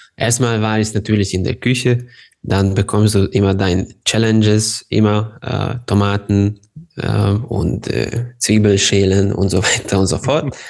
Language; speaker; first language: German; non-native, fluent; Serbian